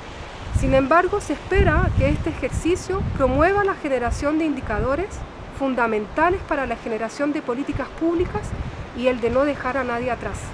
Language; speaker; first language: Spanish; native; Spanish